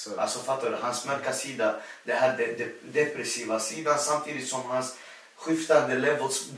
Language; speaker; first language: Swedish; early bilingual, other home language; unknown